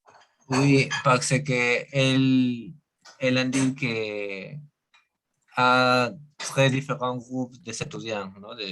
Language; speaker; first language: French; non-native, learner; Spanish